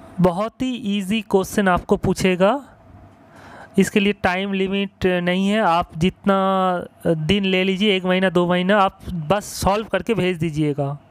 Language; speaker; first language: Hindi; non-native, local second language; Bangla